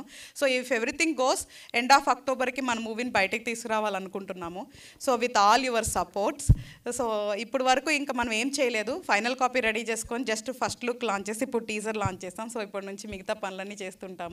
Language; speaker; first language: Telugu; native; Telugu